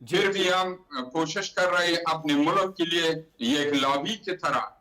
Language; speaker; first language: Hindi; non-native, learner; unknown